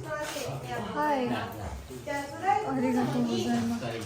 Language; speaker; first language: Japanese; non-native, learner; Sinhala